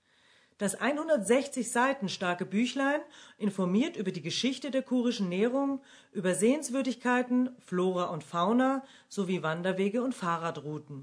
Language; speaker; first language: German; native; German